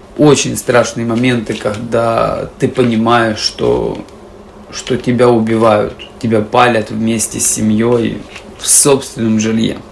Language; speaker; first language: Russian; native; Russian